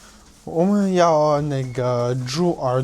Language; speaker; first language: Chinese; non-native, fluent; Russian